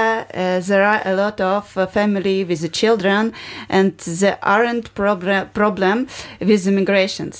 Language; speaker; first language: English; non-native, learner; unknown